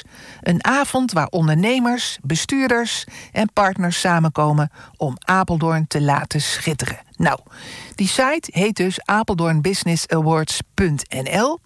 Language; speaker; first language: Dutch; native; Dutch